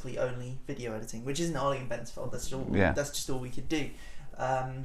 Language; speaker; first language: English; native; English